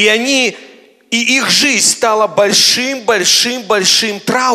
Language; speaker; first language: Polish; non-native, learner; Russian